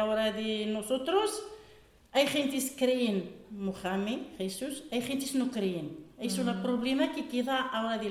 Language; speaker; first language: Spanish; non-native, learner; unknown